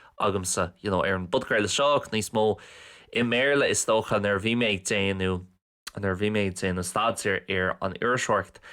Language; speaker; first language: Irish; non-native, local second language; English